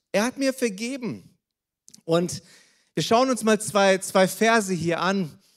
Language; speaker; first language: German; early bilingual, other home language; Russian